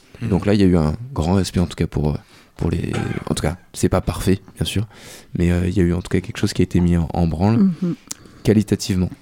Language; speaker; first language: French; native; French